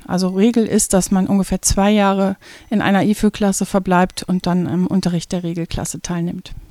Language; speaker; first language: German; native; German